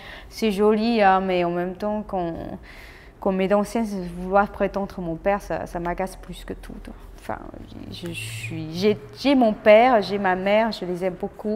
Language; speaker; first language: French; non-native, fluent; Chinese